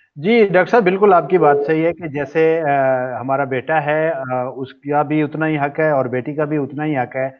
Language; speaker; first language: Urdu; non-native, local second language; Marwari